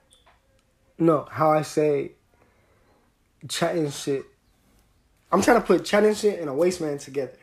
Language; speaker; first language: English; early bilingual, other home language; Spanish